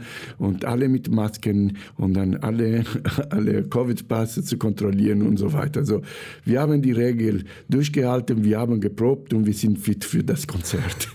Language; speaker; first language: German; non-native, fluent; Italian